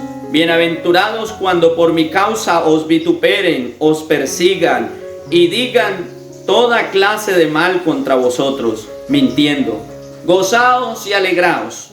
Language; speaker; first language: Spanish; native; Spanish